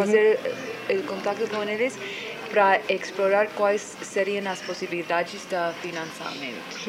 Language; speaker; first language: Portuguese; non-native, fluent; Spanish